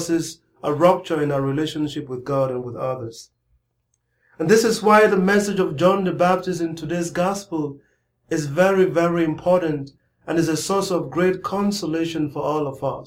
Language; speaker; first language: English; non-native, local second language; Igbo